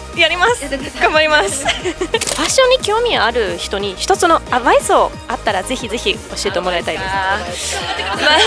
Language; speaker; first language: Japanese; non-native, fluent; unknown